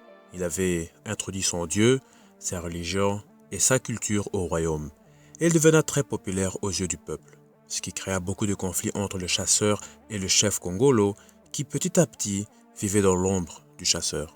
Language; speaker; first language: French; native; French